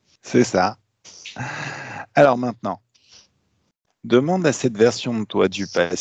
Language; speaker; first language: French; native; French